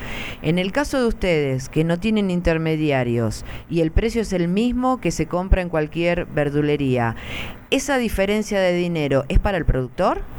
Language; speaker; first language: Spanish; native; Spanish